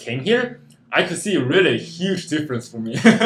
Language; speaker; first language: English; non-native, fluent; Chinese